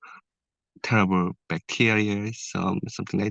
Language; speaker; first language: English; non-native, learner; Korean